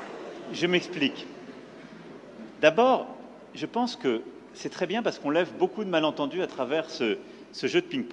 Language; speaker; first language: French; native; French